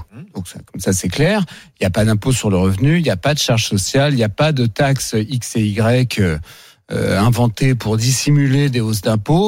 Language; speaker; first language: French; native; French